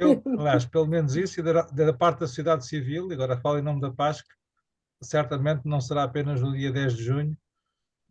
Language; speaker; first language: Portuguese; native; Portuguese